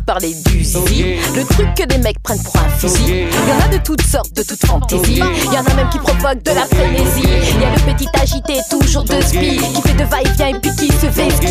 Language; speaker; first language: French; native; French